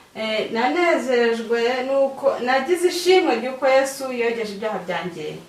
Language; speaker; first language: Kinyarwanda; native; Kinyarwanda